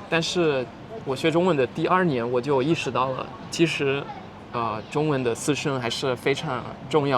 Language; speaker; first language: Chinese; non-native, fluent; Dutch